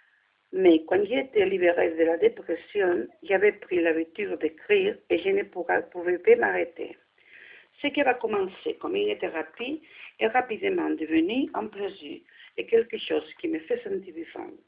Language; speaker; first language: French; non-native, learner; Spanish